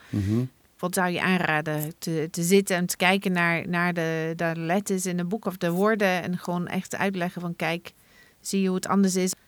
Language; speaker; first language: Dutch; non-native, fluent; English